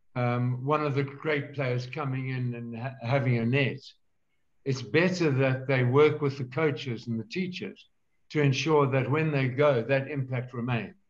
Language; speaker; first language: English; native; English